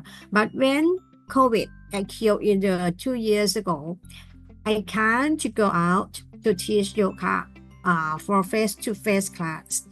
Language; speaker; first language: English; non-native, learner; Thai